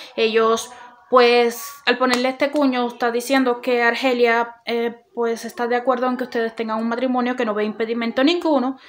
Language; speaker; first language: Spanish; native; Spanish